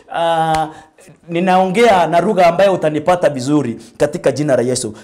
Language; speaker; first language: Swahili; non-native, local second language; Meru